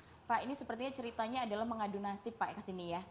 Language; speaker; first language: Indonesian; native; Indonesian